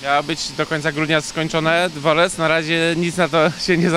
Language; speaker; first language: Polish; native; Polish